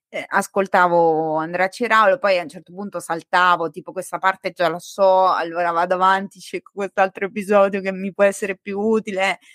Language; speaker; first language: Italian; native; Italian